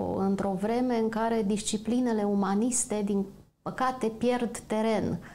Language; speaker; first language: Romanian; native; Romanian